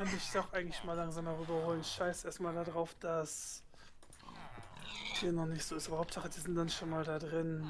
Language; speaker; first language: German; native; German